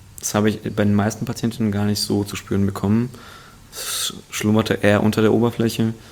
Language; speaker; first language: German; early bilingual, other home language; Russian